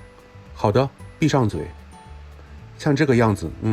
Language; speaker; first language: Chinese; native; Chinese